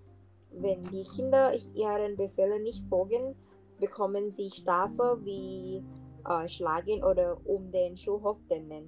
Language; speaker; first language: German; non-native, learner; Thai